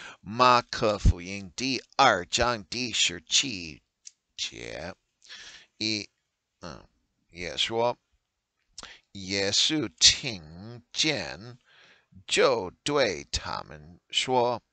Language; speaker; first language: Chinese; non-native, learner; English